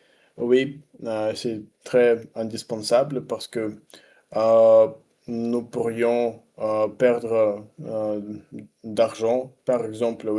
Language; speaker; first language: French; non-native, learner; Russian